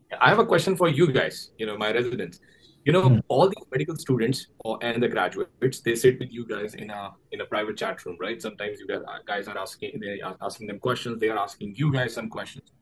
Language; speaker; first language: English; non-native, local second language; Urdu